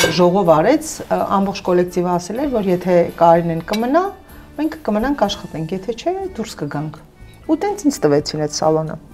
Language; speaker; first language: Armenian; native; Armenian